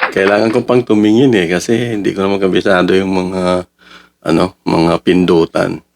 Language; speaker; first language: Filipino; non-native, local second language; Cebuano